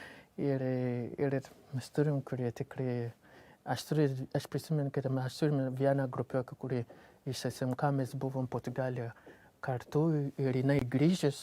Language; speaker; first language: Lithuanian; non-native, learner; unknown